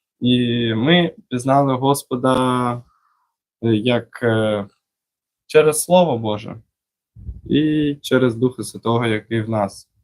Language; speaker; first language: Ukrainian; non-native, local second language; Russian